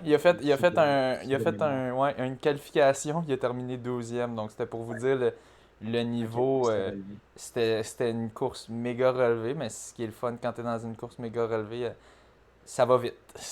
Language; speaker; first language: French; native; French